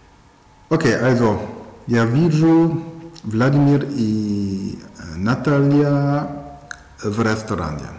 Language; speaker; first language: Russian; non-native, learner; German